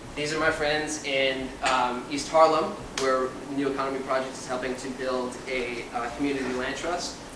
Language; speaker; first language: English; native; English